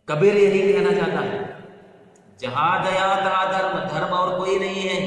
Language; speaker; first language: Hindi; non-native, local second language; Kannada